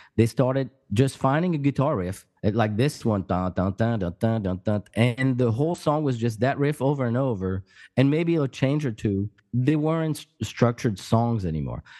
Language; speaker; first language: English; non-native, fluent; French